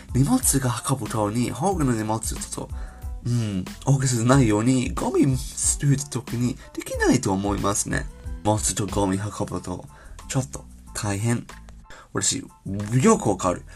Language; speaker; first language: Japanese; non-native, learner; English